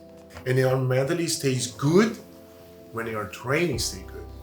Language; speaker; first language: English; non-native, learner; Portuguese